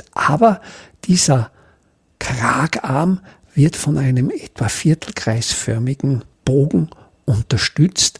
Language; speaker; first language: German; native; German